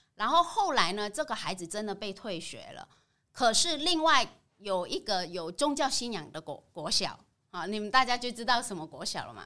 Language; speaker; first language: Chinese; non-native, fluent; Vietnamese